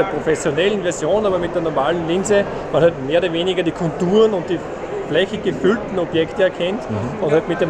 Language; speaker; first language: German; native; German